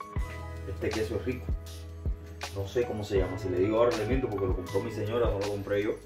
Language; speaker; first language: Spanish; native; Spanish